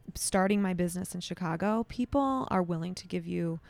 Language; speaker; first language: English; native; English